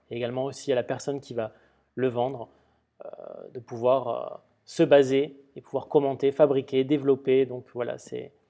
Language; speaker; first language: French; native; French